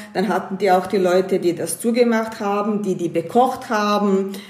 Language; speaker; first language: German; non-native, fluent; Bosnian